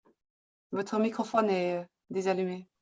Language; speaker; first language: French; non-native, fluent; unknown